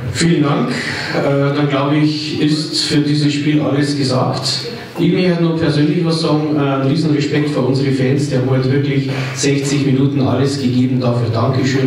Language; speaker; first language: German; native; German